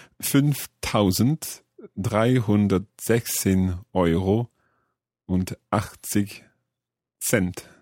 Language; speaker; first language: German; non-native, learner; English